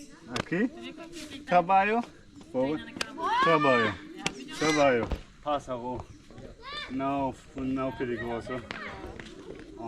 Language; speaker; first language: Portuguese; non-native, learner; German